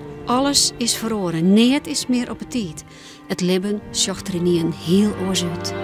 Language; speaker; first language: Dutch; non-native, local second language; Western Frisian